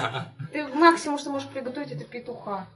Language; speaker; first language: Russian; native; Russian